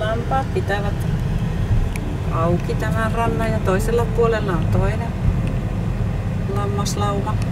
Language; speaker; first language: Finnish; native; Finnish